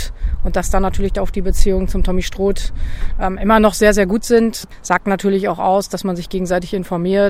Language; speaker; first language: German; native; German